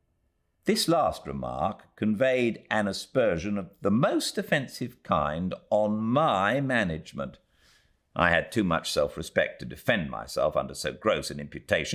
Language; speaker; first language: English; native; English